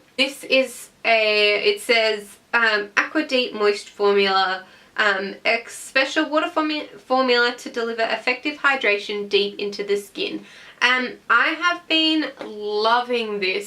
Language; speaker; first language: English; native; English